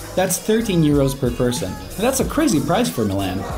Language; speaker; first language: English; non-native, fluent; Italian